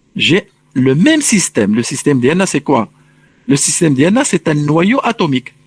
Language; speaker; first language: French; non-native, local second language; Arabic